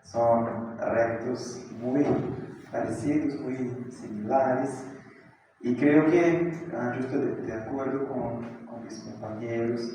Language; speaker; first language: Spanish; non-native, fluent; Portuguese